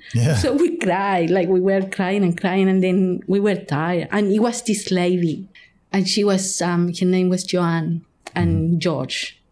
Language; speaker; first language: English; non-native, fluent; Spanish